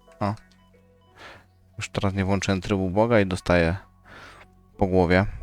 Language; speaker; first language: Polish; native; Polish